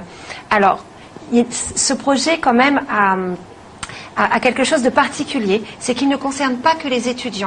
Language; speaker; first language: French; native; French